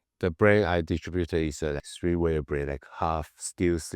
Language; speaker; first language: English; non-native, learner; Chinese